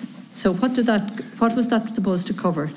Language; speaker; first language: English; native; English